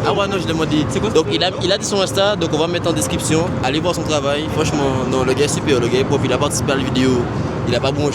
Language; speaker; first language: French; native; French